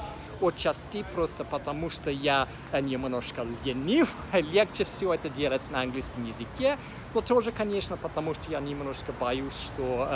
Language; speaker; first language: Russian; non-native, fluent; English